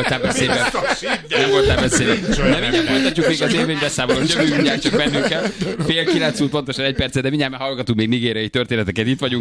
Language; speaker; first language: Hungarian; native; Hungarian